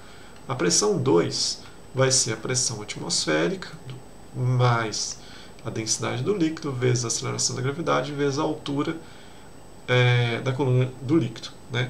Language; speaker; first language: Portuguese; native; Portuguese